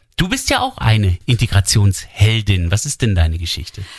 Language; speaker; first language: German; native; German